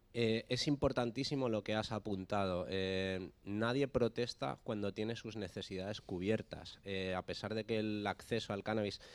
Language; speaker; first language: Spanish; native; Spanish